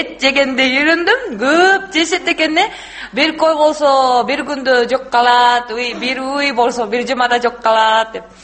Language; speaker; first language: Kyrgyz; non-native, learner; Japanese